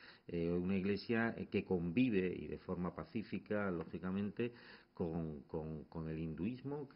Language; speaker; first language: Spanish; native; Spanish